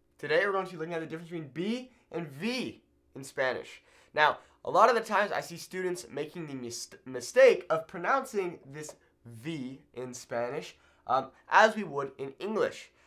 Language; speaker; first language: English; native; English